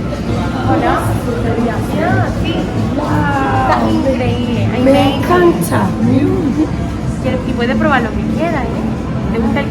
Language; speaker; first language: Spanish; non-native, learner; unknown